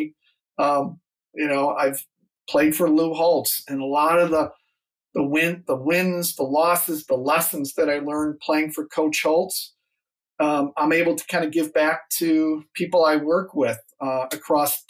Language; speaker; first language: English; native; English